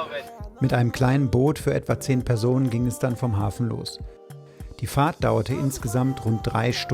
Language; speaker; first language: German; native; German